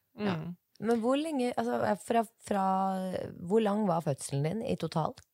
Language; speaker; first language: Norwegian; native; Norwegian